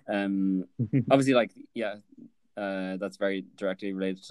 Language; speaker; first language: English; native; English